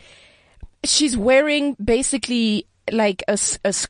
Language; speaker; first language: English; non-native, local second language; Southern Sotho